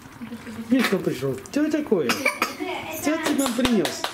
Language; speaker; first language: Russian; native; Russian